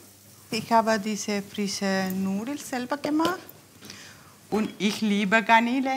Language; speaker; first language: German; non-native, learner; Tamil